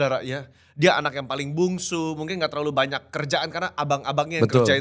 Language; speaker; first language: Indonesian; native; Indonesian